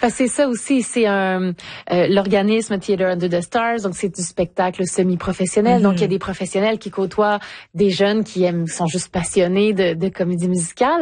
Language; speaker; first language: French; native; French